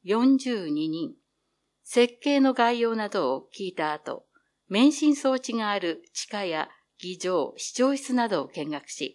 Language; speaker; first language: Japanese; native; Japanese